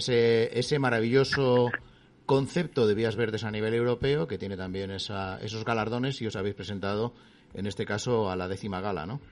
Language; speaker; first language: Spanish; native; Spanish